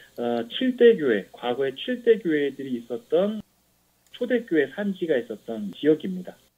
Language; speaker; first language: Korean; native; Korean